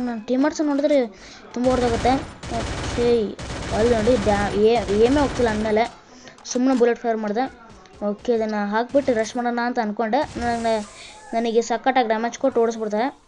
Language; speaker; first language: Kannada; native; Kannada